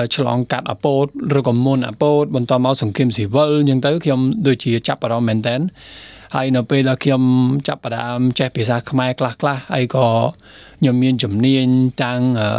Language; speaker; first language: Khmer; non-native, fluent; Spanish